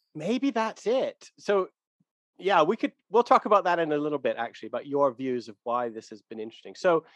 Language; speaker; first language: English; native; English